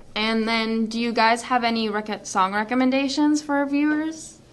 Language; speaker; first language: English; native; English